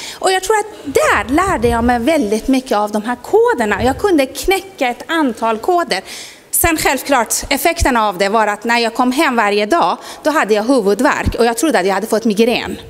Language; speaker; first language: Swedish; non-native, fluent; Persian